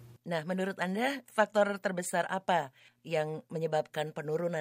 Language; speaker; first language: Indonesian; native; Indonesian